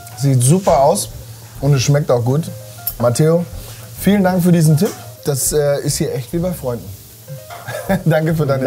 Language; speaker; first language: German; native; German